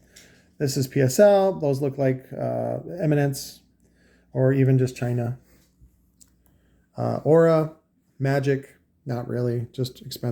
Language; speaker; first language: English; native; English